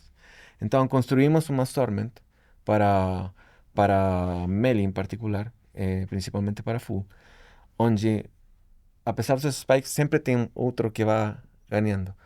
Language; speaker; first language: Portuguese; non-native, fluent; Spanish